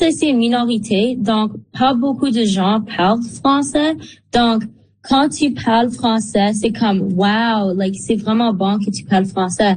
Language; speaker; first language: French; non-native, local second language; English